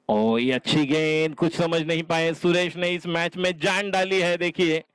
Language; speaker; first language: Hindi; non-native, local second language; Marathi